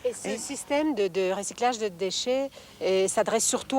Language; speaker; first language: French; native; French